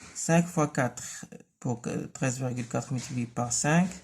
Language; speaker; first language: French; non-native, local second language; Arabic